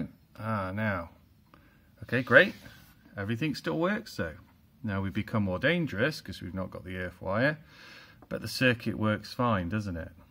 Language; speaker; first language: English; native; English